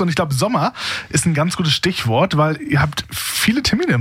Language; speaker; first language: German; native; German